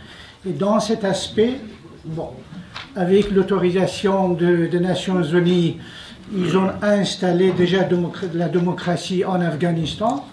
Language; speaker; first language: French; non-native, fluent; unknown